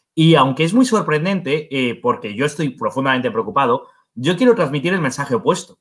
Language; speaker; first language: Spanish; native; Spanish